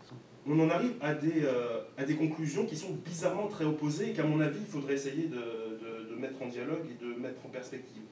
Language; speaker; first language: French; native; French